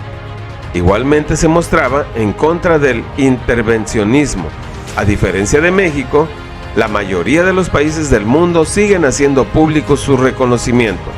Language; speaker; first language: Spanish; native; Spanish